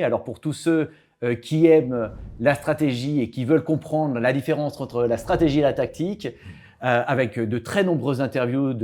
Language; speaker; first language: French; native; French